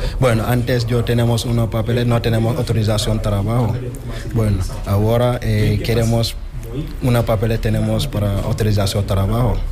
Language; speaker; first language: Spanish; non-native, learner; Wolof